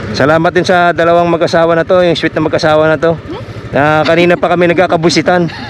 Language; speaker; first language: Filipino; native; Filipino